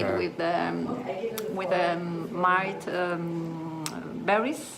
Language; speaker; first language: English; non-native, fluent; Italian